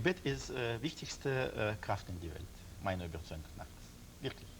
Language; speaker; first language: German; non-native, learner; Russian